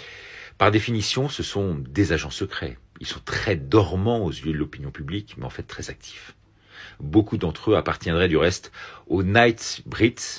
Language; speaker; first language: French; native; French